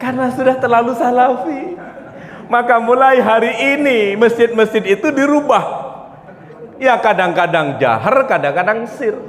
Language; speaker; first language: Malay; non-native, local second language; Javanese